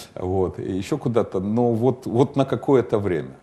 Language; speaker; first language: Russian; non-native, local second language; Ukrainian